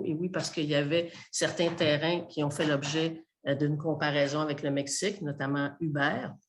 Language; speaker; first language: French; native; French